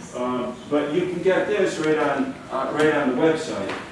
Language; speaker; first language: English; native; English